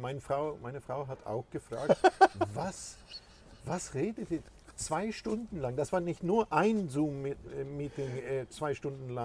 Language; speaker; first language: German; non-native, fluent; Swedish